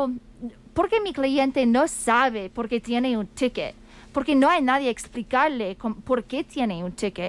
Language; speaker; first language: Spanish; non-native, fluent; English